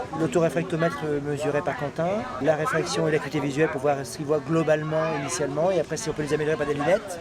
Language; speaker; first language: French; native; French